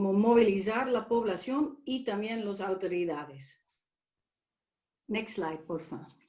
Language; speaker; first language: Spanish; non-native, fluent; Dutch